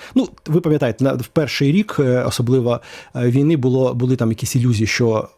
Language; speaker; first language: Ukrainian; native; Ukrainian